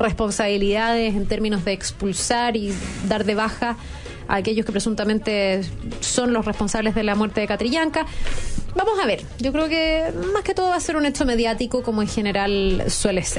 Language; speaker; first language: Spanish; native; Spanish